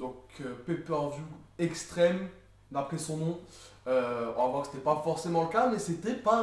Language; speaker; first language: French; native; French